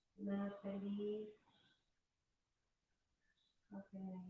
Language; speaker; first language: English; non-native, local second language; Filipino